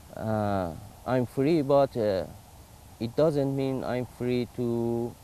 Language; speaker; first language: English; non-native, learner; Persian